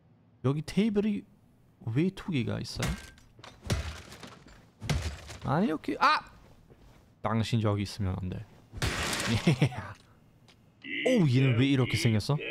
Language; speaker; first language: Korean; non-native, fluent; German